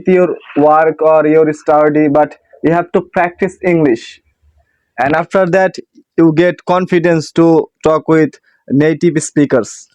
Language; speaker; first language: English; non-native, learner; Bangla